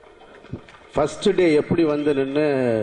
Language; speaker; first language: Tamil; native; Tamil